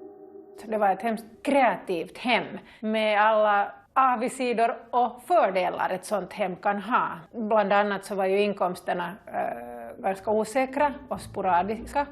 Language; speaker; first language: Swedish; native; Swedish